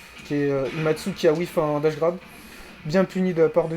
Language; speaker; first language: French; native; French